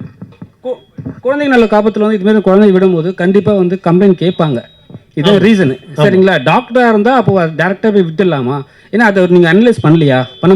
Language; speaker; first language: Tamil; native; Tamil